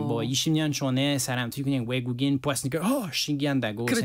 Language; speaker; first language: Korean; non-native, learner; French